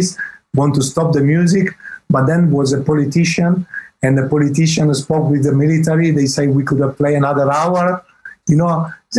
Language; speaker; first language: English; non-native, fluent; Italian